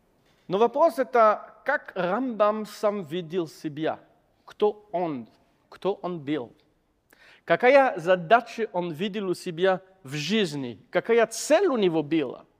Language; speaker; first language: Russian; non-native, fluent; French